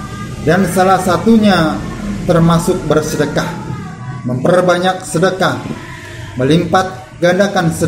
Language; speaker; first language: Indonesian; native; Indonesian